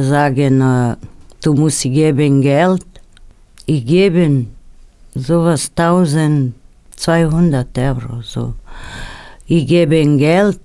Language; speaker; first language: German; non-native, learner; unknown